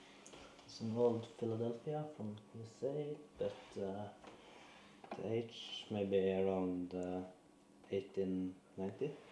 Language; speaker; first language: English; non-native, fluent; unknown